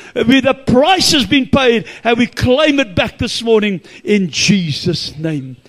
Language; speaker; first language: English; non-native, local second language; Afrikaans